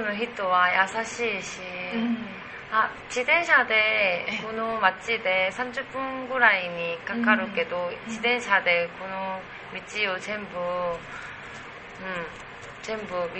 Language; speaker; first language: Japanese; non-native, learner; Korean